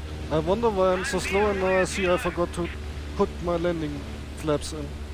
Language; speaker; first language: English; non-native, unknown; German